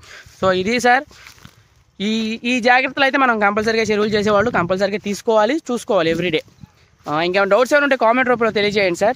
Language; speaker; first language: Telugu; native; Telugu